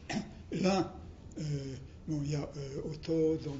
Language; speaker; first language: French; native; French